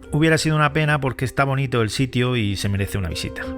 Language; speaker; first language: Spanish; native; Spanish